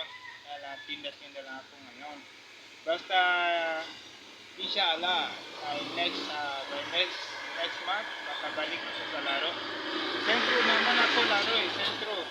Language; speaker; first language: Filipino; non-native, learner; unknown